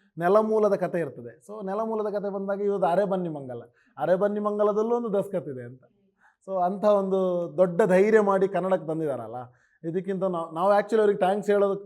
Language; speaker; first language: Kannada; non-native, local second language; Tulu